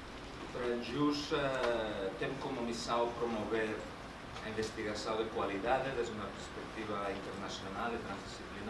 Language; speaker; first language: Portuguese; non-native, learner; Spanish